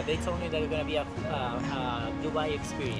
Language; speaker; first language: English; non-native, local second language; Spanish